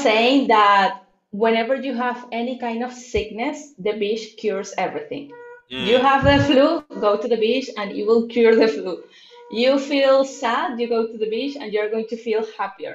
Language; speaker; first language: English; non-native, fluent; Spanish